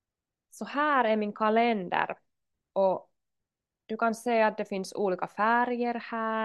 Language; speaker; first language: Swedish; non-native, local second language; Finnish